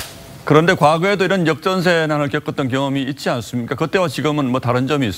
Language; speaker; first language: Korean; native; Korean